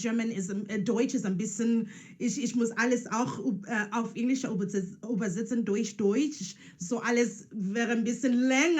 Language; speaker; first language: German; non-native, learner; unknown